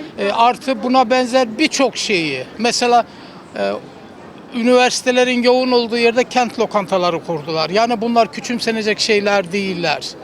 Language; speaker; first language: Turkish; native; Turkish